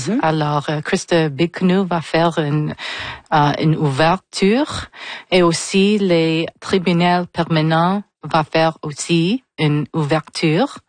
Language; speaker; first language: French; non-native, fluent; English